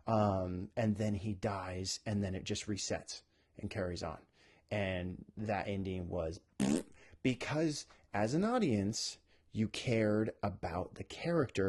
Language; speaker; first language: English; native; English